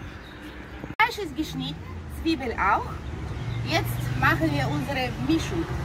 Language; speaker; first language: German; non-native, fluent; Russian